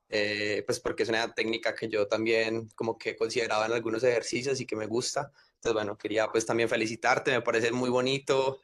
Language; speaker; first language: Spanish; native; Spanish